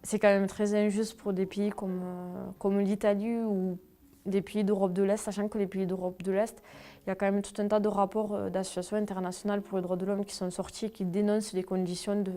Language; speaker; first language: French; native; French